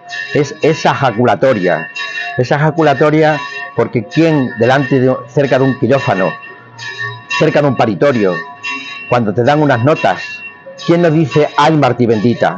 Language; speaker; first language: Spanish; native; Spanish